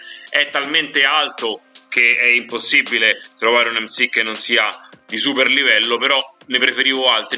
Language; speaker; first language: Italian; native; Italian